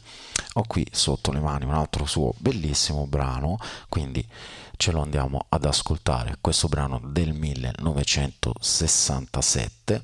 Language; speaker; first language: Italian; native; Italian